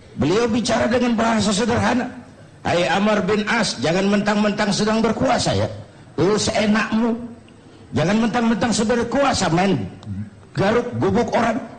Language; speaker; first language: Indonesian; native; Indonesian